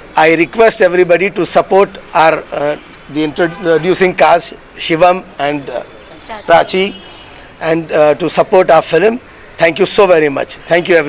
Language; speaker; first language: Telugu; non-native, learner; Hindi